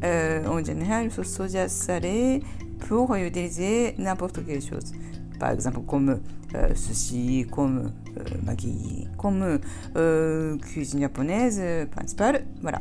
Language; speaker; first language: French; non-native, learner; Japanese